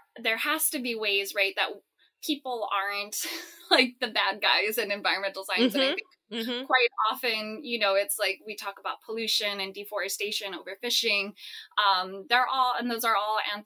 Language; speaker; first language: English; native; English